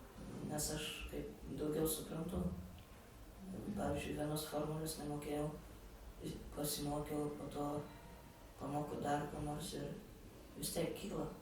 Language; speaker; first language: Lithuanian; non-native, local second language; Polish